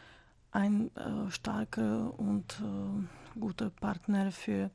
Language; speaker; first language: German; non-native, fluent; Czech